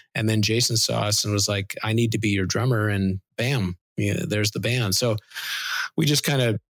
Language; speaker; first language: English; native; English